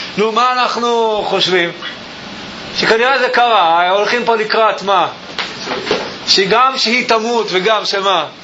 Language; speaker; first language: Hebrew; native; Hebrew